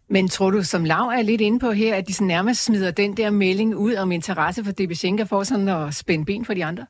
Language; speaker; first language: Danish; native; Danish